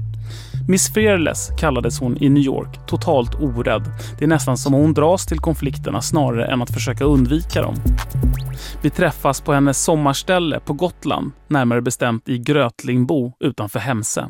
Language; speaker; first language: Swedish; native; Swedish